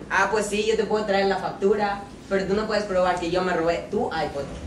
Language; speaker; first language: Spanish; early bilingual, heritage; Spanish